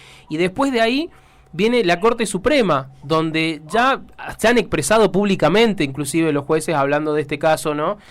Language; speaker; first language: Spanish; native; Spanish